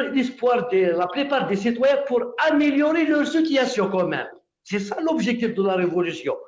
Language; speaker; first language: French; non-native, local second language; Arabic